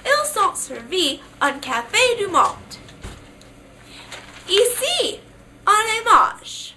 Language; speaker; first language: French; non-native, learner; English